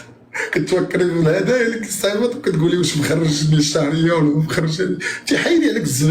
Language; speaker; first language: Arabic; native; Arabic